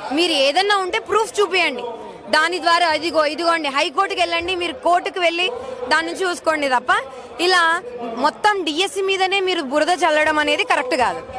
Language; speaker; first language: Telugu; native; Telugu